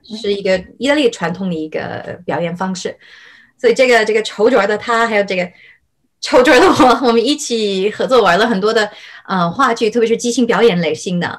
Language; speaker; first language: Chinese; non-native, fluent; English